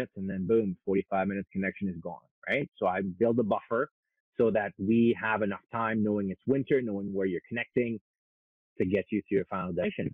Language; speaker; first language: English; non-native, fluent; French